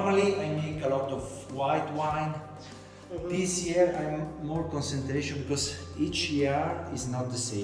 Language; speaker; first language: English; non-native, learner; Italian